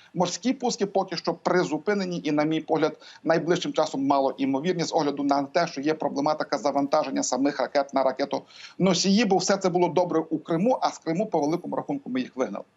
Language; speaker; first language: Ukrainian; native; Ukrainian